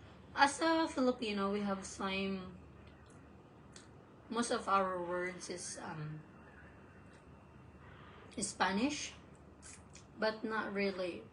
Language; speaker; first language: English; non-native, local second language; Filipino